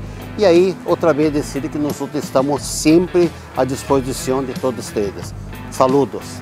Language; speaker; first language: Portuguese; non-native, learner; Spanish